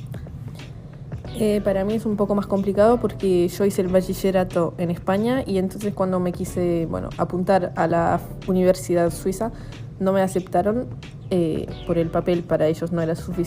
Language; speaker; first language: Spanish; early bilingual, heritage; Spanish